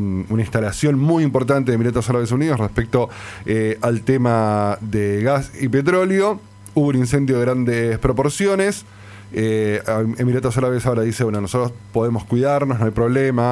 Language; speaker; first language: Spanish; native; Spanish